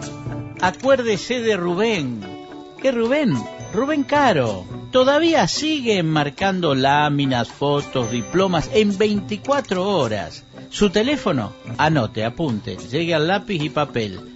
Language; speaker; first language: Spanish; native; Spanish